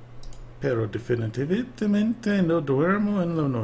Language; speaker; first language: Spanish; non-native, learner; English